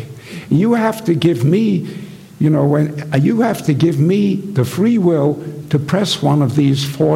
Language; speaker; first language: English; native; English